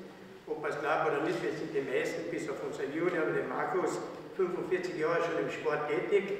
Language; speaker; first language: German; native; German